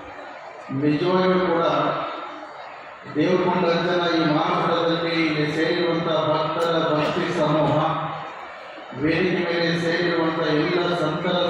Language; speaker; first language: Kannada; native; Kannada